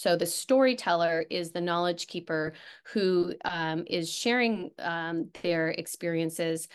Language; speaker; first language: English; native; English